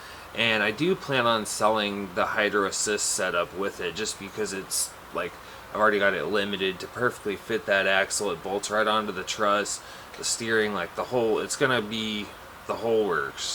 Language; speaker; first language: English; native; English